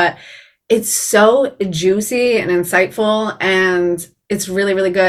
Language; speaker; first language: English; native; English